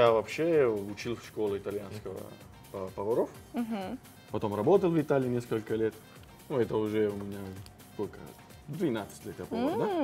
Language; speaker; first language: Russian; non-native, fluent; Italian